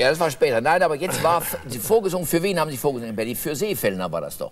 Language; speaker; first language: German; native; German